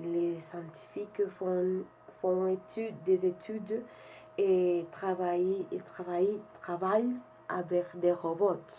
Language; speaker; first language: French; non-native, learner; Spanish